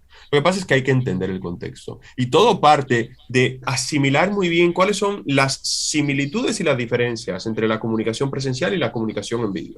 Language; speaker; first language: Spanish; native; Spanish